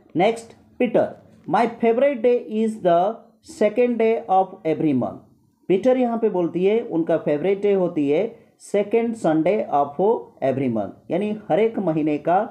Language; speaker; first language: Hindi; non-native, local second language; Gujarati